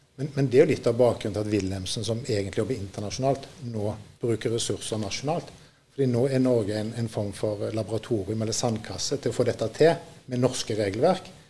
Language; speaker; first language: Norwegian; native; Norwegian